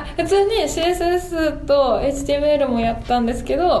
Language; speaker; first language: Japanese; native; Japanese